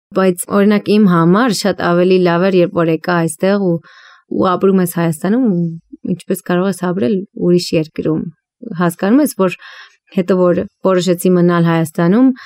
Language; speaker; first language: Armenian; early bilingual, heritage; Armenian